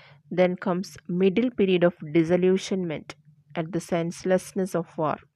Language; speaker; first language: English; non-native, local second language; Malayalam